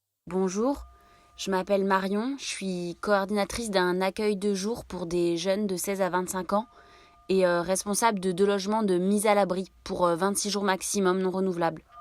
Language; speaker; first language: French; native; French